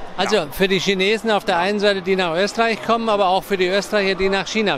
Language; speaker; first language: German; native; German